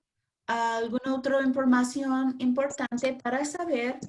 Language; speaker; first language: Spanish; non-native, fluent; English